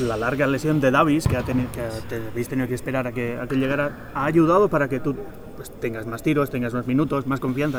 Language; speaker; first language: Spanish; native; Spanish